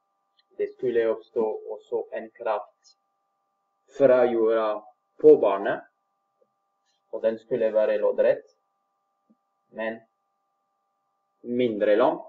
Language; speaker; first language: Norwegian; non-native, fluent; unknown